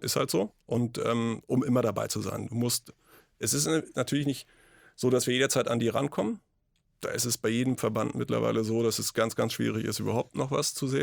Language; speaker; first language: German; native; German